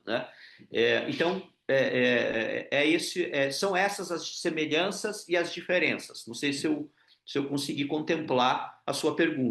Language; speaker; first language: Portuguese; non-native, local second language; Ukrainian